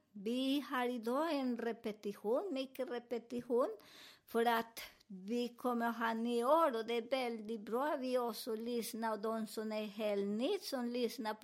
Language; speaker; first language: Swedish; non-native, fluent; Spanish